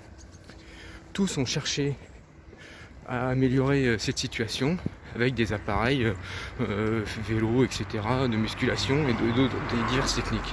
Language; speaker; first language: French; native; French